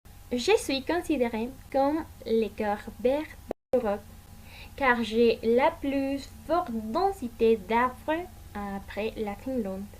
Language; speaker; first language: French; non-native, learner; Spanish